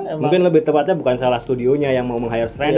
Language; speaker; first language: Indonesian; native; Indonesian